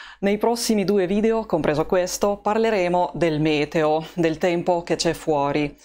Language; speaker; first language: Italian; non-native, fluent; Russian